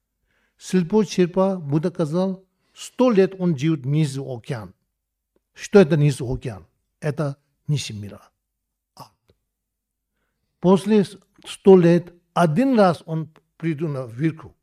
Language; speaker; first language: Russian; non-native, learner; Tibetan